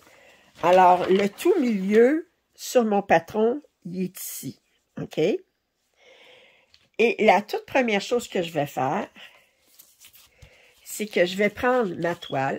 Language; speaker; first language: French; native; French